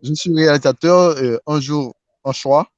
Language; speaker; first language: French; non-native, local second language; Haitian Creole